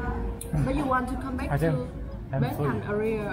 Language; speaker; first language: English; non-native, learner; Vietnamese